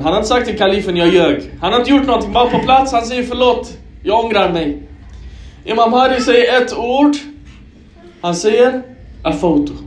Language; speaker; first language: Swedish; early bilingual, other home language; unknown